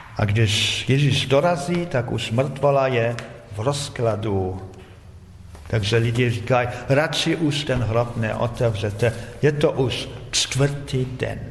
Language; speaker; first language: Czech; native; Czech